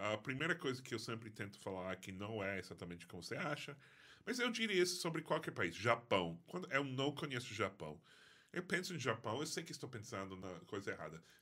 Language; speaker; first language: Portuguese; non-native, fluent; English